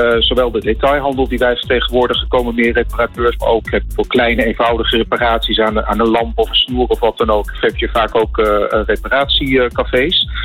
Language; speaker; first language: Dutch; native; Dutch